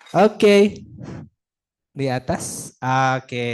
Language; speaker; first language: Indonesian; native; Indonesian